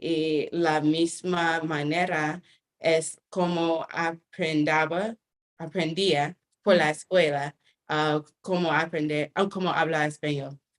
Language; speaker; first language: Spanish; non-native, fluent; English